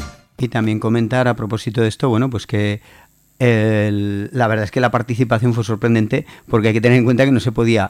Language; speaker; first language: Spanish; native; Spanish